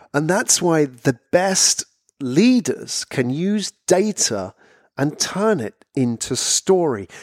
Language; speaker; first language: English; native; English